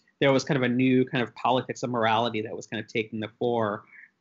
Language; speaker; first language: English; native; English